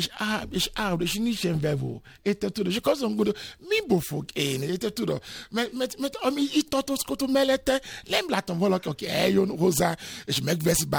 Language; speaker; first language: Hungarian; non-native, fluent; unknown